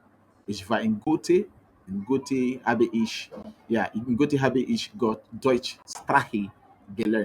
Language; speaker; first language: German; non-native, learner; Yoruba